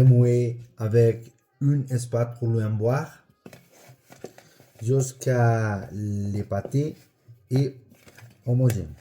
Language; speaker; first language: French; non-native, learner; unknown